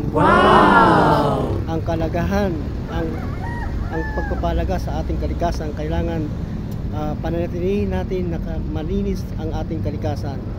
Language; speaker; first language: Filipino; non-native, local second language; Bikol